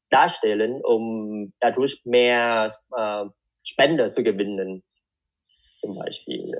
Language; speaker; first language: German; non-native, fluent; Vietnamese